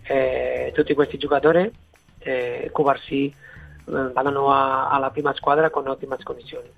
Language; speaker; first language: Italian; non-native, fluent; Spanish